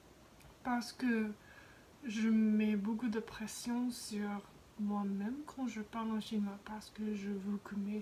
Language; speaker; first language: French; non-native, fluent; English